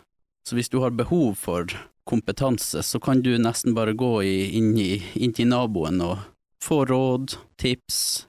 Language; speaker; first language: Norwegian; native; Norwegian